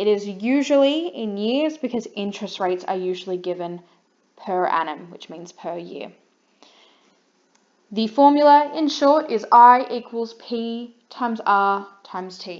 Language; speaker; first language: English; native; English